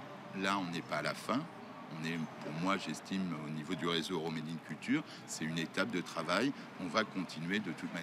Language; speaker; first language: French; native; French